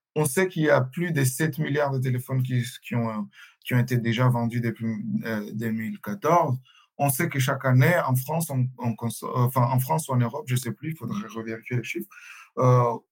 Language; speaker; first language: French; non-native, local second language; Swahili